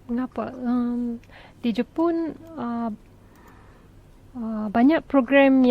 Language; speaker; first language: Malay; non-native, fluent; Japanese